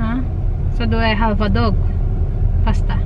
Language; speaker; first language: Swedish; non-native, learner; Indonesian